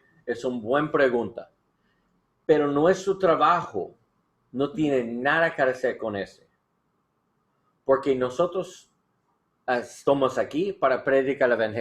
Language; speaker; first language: Spanish; non-native, learner; English